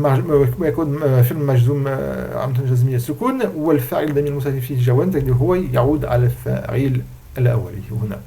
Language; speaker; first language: Arabic; non-native, fluent; French